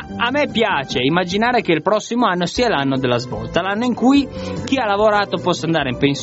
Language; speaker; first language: Italian; native; Italian